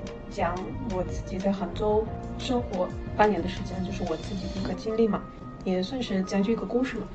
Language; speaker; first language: Chinese; non-native, fluent; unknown